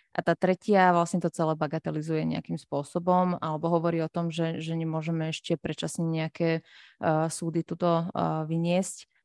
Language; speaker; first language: Slovak; non-native, local second language; Hungarian